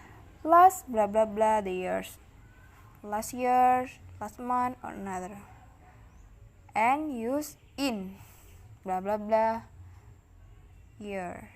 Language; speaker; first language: English; non-native, learner; Indonesian